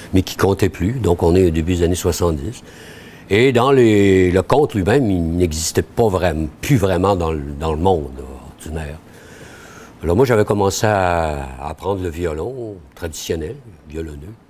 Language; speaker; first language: French; native; French